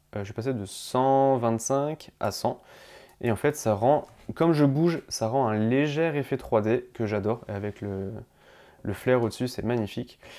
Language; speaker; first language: French; native; French